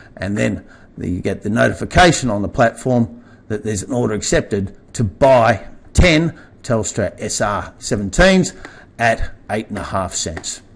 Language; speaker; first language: English; native; English